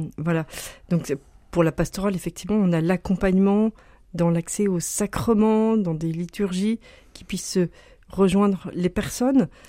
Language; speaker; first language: French; native; French